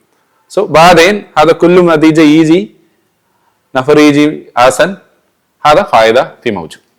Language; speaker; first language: Arabic; non-native, learner; Malayalam